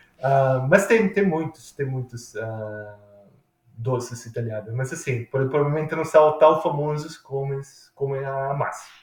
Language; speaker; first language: Portuguese; non-native, fluent; Italian